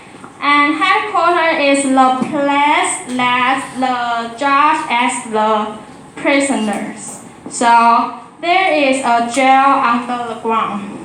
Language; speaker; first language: English; non-native, learner; Chinese